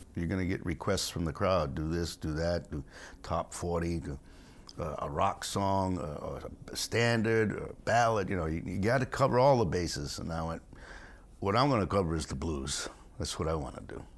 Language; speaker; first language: English; native; English